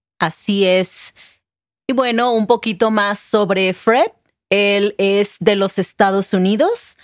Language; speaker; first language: Spanish; native; Spanish